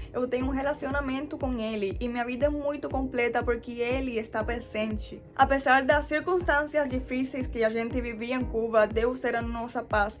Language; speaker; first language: Portuguese; non-native, fluent; Spanish